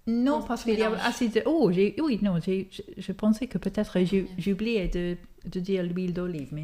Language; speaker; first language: French; non-native, fluent; English